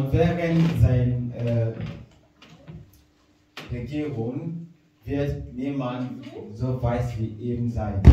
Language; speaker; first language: German; non-native, fluent; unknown